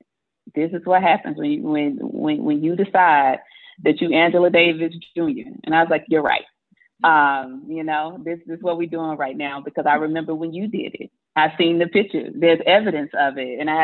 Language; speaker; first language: English; native; English